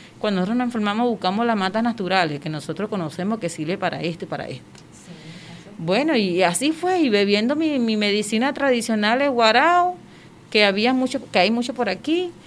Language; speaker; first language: Spanish; non-native, local second language; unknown